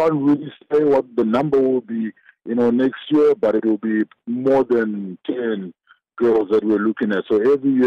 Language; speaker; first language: English; non-native, local second language; Shona